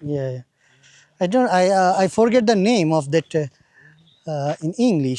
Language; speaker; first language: English; non-native, learner; Bangla